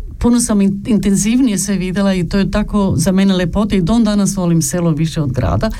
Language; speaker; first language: Serbian; early bilingual, heritage; Serbian